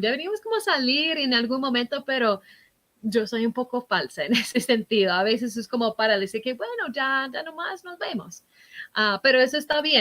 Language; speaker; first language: Spanish; non-native, fluent; English